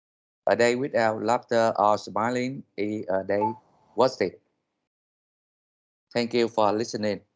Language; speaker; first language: English; non-native, learner; Vietnamese